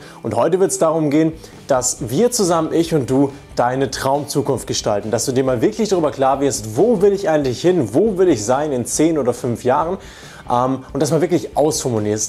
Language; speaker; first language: German; native; German